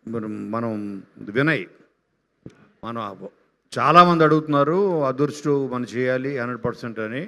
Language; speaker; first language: Telugu; native; Telugu